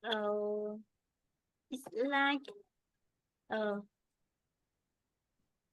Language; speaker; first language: English; non-native, learner; Vietnamese